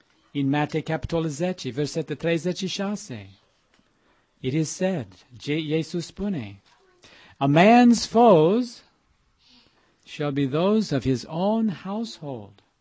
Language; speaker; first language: English; native; English